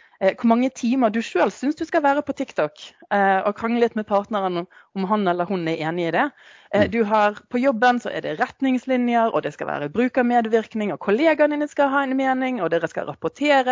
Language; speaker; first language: Norwegian; native; Norwegian